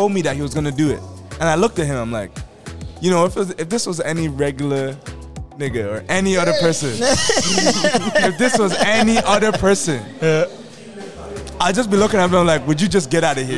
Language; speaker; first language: English; native; English